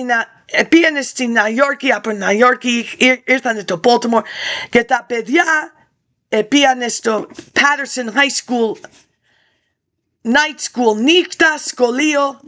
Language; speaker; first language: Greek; early bilingual, heritage; English